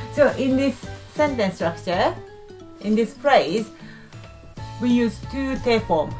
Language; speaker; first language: English; non-native, fluent; Japanese